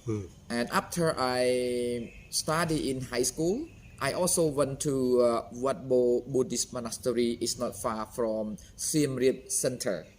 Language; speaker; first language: English; non-native, fluent; Khmer